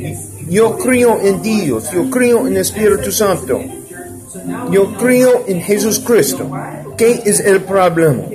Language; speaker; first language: Spanish; non-native, learner; English